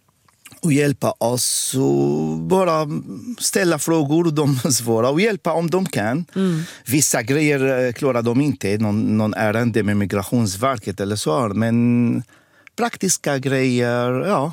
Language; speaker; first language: Swedish; non-native, fluent; Arabic